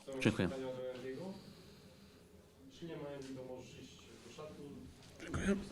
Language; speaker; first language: Polish; non-native, learner; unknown